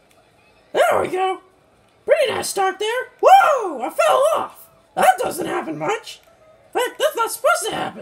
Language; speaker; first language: English; native; English